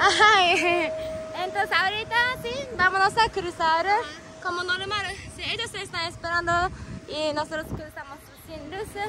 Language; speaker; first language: Spanish; non-native, fluent; Japanese